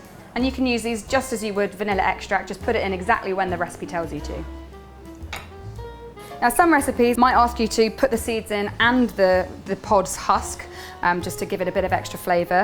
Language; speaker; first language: English; native; English